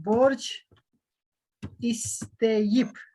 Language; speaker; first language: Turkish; non-native, learner; Urdu